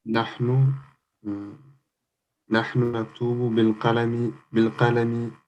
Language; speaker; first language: Arabic; non-native, learner; French